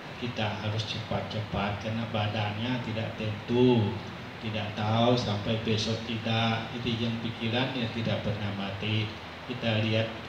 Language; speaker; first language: Indonesian; non-native, fluent; Thai